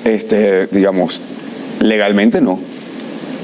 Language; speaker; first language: Spanish; native; Spanish